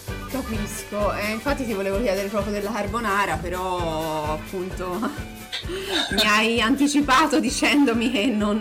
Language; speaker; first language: Italian; native; Italian